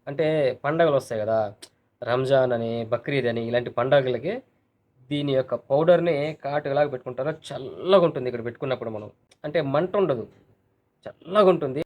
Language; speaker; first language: Telugu; non-native, local second language; Urdu